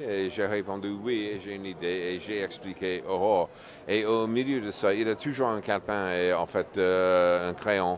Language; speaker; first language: French; non-native, fluent; English